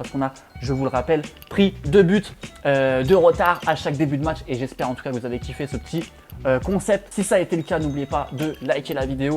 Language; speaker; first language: French; native; French